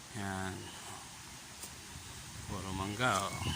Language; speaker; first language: Filipino; native; Filipino